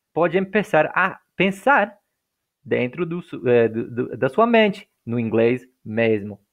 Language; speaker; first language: Portuguese; non-native, fluent; English